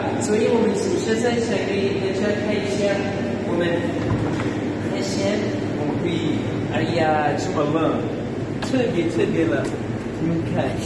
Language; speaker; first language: Chinese; non-native, fluent; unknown